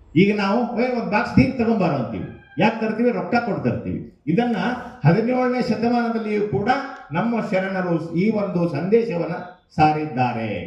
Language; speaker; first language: Kannada; non-native, local second language; Lambadi